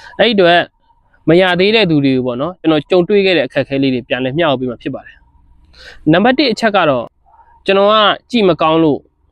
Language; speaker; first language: Burmese; native; Burmese